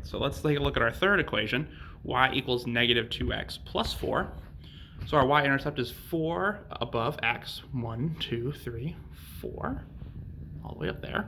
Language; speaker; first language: English; native; English